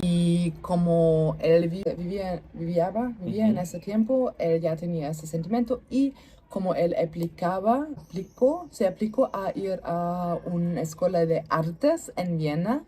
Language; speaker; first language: Spanish; non-native, learner; German